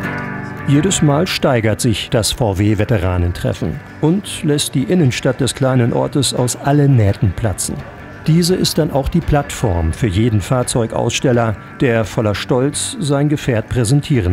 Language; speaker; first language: German; native; German